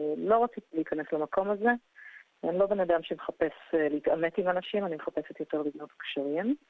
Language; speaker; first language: Hebrew; early bilingual, other home language; English